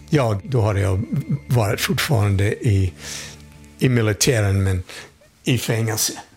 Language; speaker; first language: Swedish; non-native, fluent; English